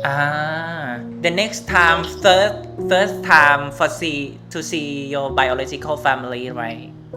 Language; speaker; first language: English; non-native, learner; Thai